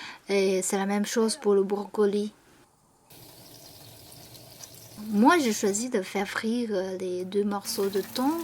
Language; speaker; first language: French; non-native, fluent; Chinese